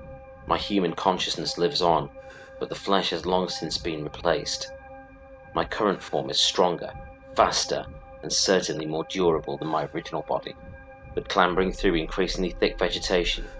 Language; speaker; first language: English; native; English